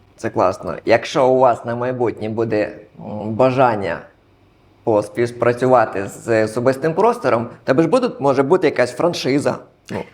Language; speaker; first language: Ukrainian; non-native, local second language; Russian